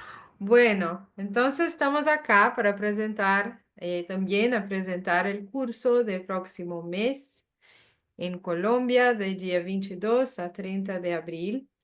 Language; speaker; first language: Spanish; non-native, learner; Portuguese